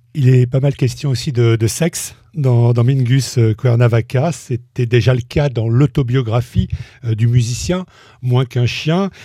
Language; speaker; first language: French; native; French